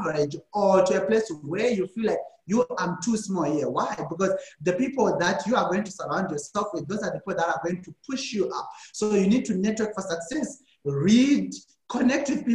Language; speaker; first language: English; non-native, local second language; Shona